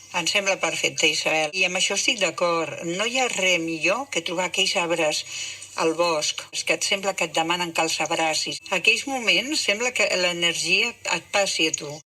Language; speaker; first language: Catalan; native; Catalan